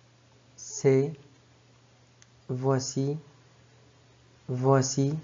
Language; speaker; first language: French; non-native, fluent; Arabic